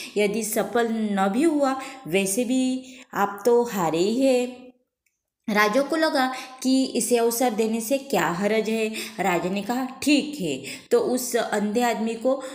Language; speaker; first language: Hindi; non-native, local second language; Marathi